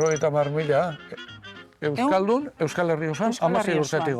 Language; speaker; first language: Basque; native; Basque